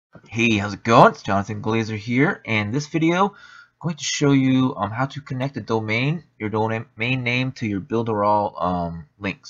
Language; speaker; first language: English; native; English